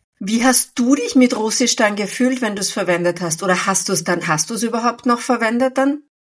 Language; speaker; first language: German; native; German